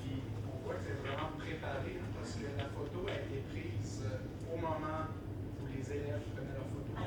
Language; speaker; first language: French; native; French